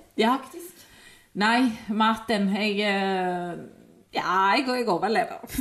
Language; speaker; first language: Norwegian; non-native, fluent; Spanish